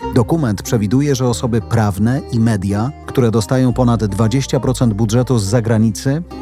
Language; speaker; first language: Polish; native; Polish